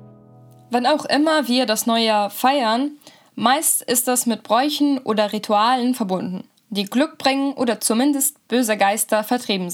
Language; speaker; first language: German; native; German